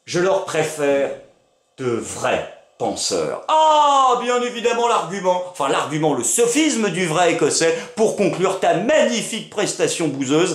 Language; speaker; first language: French; native; French